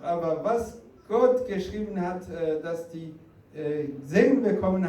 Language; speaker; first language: German; non-native, fluent; Rundi